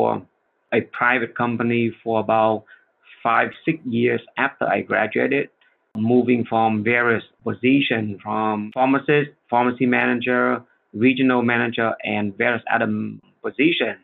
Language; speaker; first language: English; non-native, fluent; Vietnamese